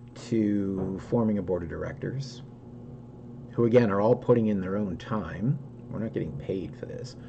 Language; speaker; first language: English; native; English